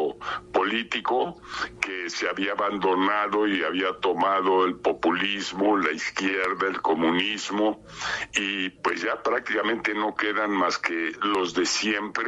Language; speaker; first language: Spanish; native; Spanish